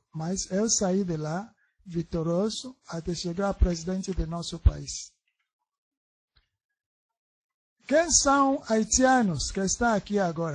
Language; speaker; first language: Portuguese; non-native, learner; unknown